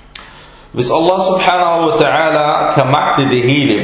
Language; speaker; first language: Danish; early bilingual, other home language; Arabic